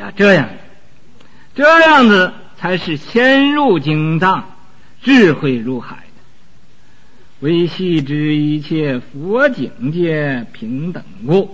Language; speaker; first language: Chinese; native; Chinese